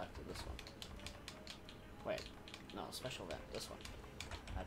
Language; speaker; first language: English; native; English